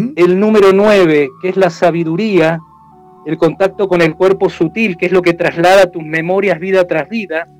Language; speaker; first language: Spanish; native; Spanish